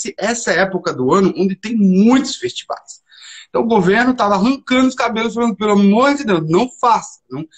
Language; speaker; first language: Portuguese; early bilingual, heritage; Portuguese